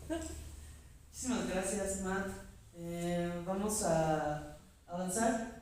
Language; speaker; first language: Spanish; native; Spanish